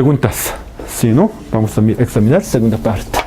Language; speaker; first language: Spanish; non-native, fluent; Korean